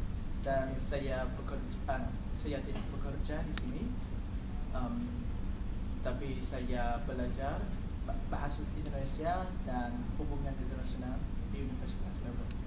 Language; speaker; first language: Indonesian; non-native, learner; Vietnamese